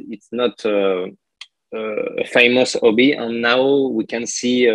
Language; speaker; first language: English; non-native, learner; French